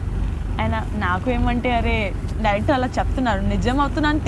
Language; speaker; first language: Telugu; non-native, local second language; Gujarati